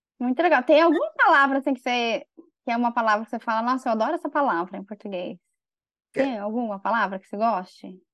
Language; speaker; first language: Portuguese; native; Portuguese